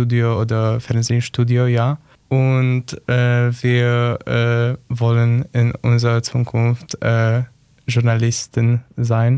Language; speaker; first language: German; non-native, learner; Polish